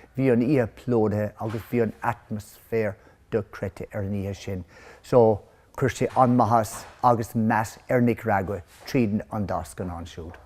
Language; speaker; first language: Irish; native; Irish